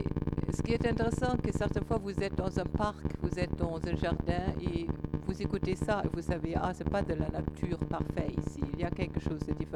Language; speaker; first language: French; non-native, fluent; German